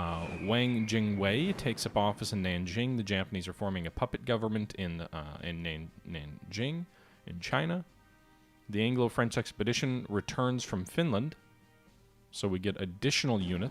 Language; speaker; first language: English; native; English